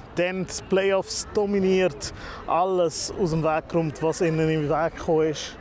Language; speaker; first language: German; native; German